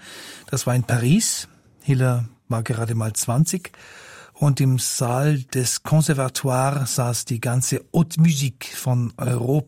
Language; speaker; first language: German; native; German